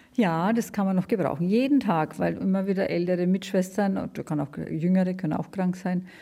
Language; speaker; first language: German; native; German